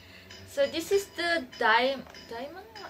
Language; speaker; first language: English; non-native, learner; Indonesian